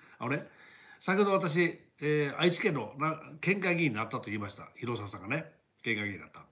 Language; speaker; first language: Japanese; native; Japanese